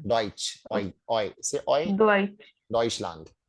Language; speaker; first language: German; non-native, fluent; Hindi